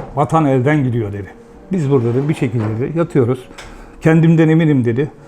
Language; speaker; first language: Turkish; native; Turkish